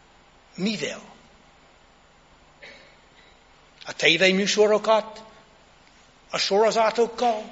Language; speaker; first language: Hungarian; non-native, fluent; English